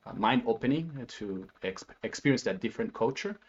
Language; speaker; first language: English; non-native, fluent; Portuguese